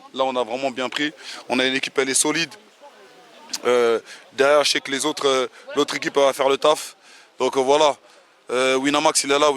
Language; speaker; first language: French; native; French